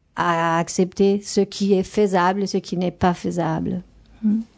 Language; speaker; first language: French; non-native, fluent; Spanish